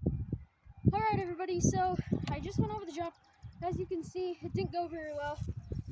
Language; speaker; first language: English; native; English